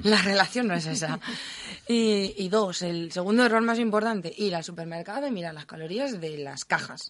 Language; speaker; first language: Spanish; native; Spanish